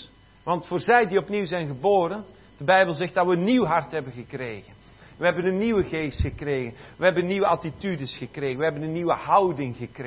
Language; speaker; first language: Dutch; native; Dutch